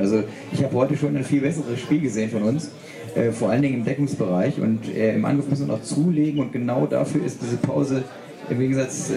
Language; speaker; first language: German; native; German